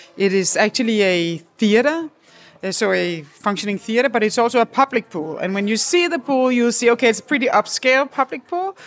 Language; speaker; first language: English; non-native, fluent; Danish